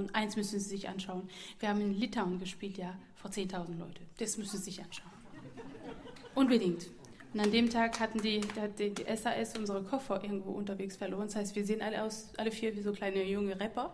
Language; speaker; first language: German; non-native, fluent; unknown